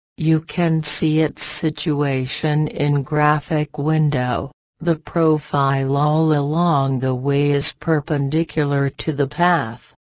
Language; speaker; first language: English; non-native, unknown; Persian